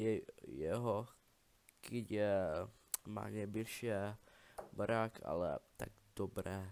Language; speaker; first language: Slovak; non-native, learner; Czech